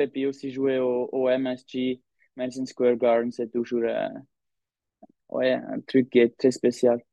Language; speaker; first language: French; non-native, local second language; German